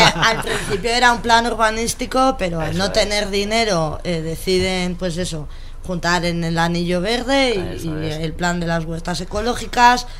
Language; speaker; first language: Spanish; native; Spanish